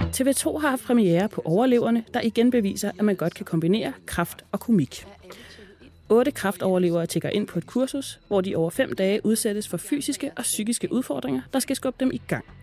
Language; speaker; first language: Danish; native; Danish